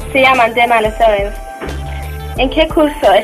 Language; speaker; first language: Spanish; non-native, learner; English